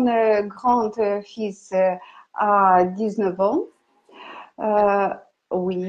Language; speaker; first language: French; non-native, learner; Ukrainian